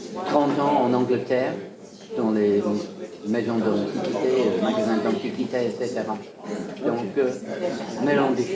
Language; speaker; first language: French; non-native, fluent; English